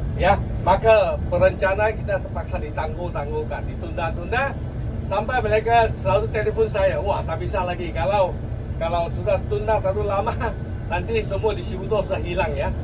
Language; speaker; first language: Malay; non-native, local second language; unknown